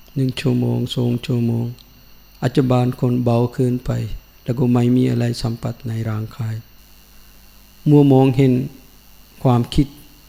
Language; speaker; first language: Thai; non-native, learner; Sinhala